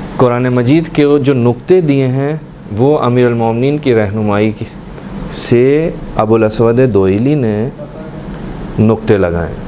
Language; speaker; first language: Urdu; native; Urdu